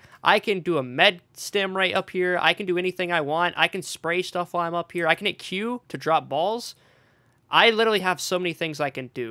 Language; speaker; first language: English; native; English